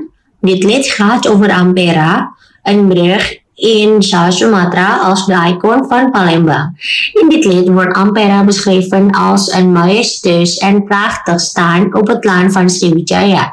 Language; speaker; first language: Dutch; non-native, fluent; Indonesian